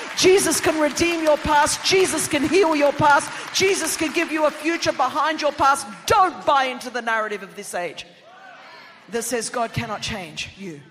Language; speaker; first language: English; non-native, local second language; Greek